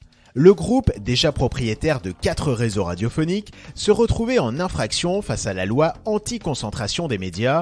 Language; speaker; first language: French; native; French